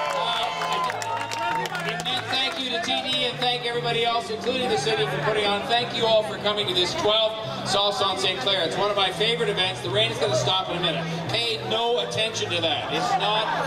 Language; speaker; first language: English; native; English